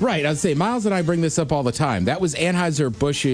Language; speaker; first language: English; native; English